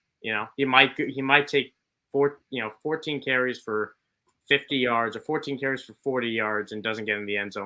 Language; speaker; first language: English; native; English